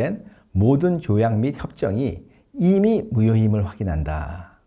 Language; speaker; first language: Korean; native; Korean